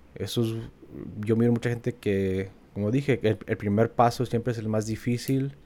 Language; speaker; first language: Spanish; early bilingual, heritage; Spanish